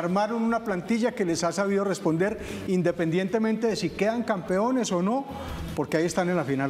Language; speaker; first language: Spanish; native; Spanish